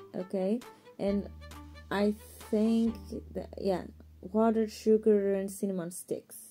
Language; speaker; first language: English; non-native, fluent; Portuguese